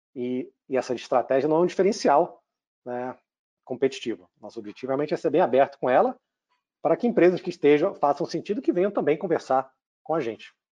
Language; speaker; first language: Portuguese; native; Portuguese